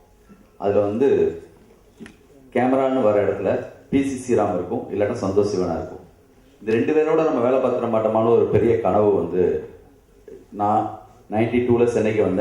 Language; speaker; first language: Tamil; native; Tamil